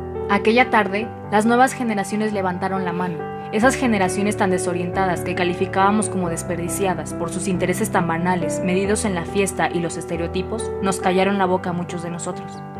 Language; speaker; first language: Spanish; native; Spanish